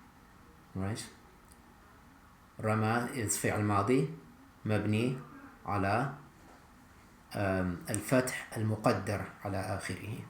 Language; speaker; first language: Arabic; non-native, fluent; English